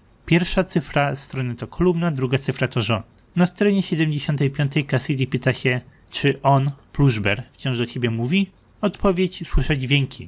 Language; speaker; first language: Polish; native; Polish